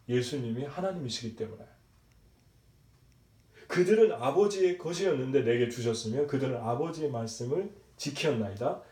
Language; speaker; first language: Korean; native; Korean